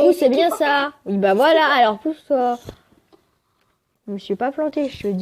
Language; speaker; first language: French; native; French